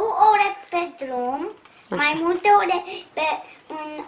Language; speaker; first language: Romanian; early bilingual, heritage; Romanian